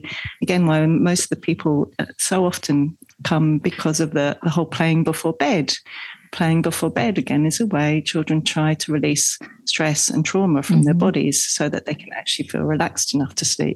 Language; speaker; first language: English; native; English